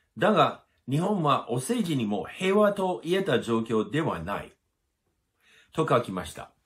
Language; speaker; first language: Japanese; non-native, fluent; English